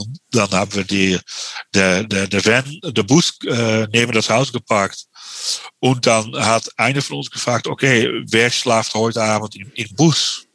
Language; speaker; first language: German; non-native, learner; Dutch